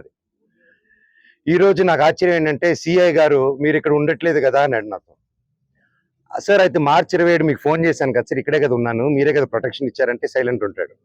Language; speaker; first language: Telugu; native; Telugu